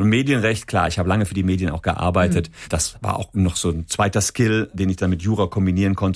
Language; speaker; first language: German; native; German